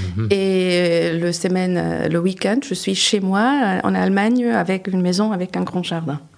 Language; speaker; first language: French; non-native, fluent; German